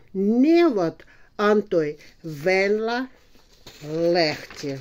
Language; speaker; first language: Finnish; non-native, fluent; Russian